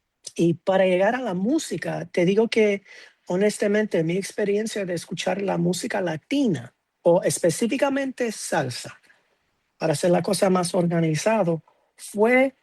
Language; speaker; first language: Spanish; non-native, fluent; English